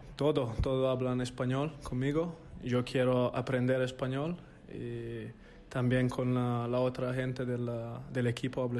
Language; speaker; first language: Spanish; non-native, learner; Italian